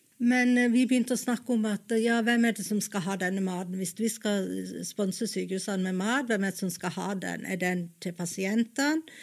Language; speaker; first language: Norwegian; native; Norwegian